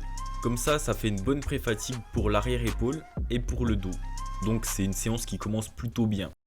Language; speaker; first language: French; native; French